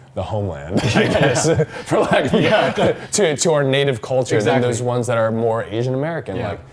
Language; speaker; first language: English; native; English